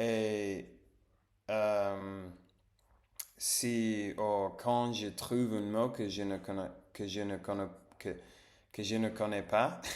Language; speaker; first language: French; non-native, learner; English